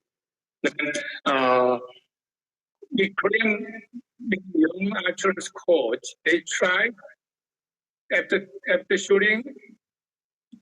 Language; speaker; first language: English; non-native, learner; Korean